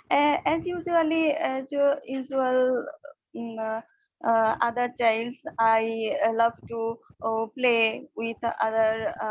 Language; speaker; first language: English; non-native, learner; Bangla